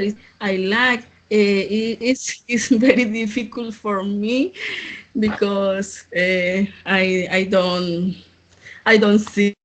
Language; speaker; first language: English; non-native, learner; Spanish